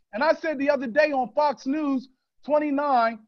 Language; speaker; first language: English; native; English